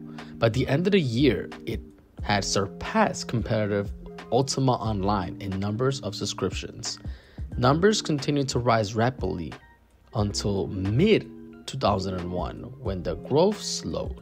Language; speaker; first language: English; native; English